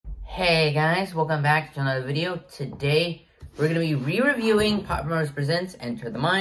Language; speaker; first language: English; native; English